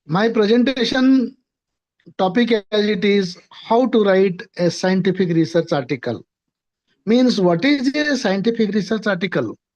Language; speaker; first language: English; non-native, local second language; Marathi